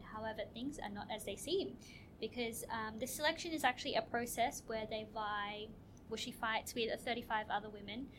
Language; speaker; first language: English; native; English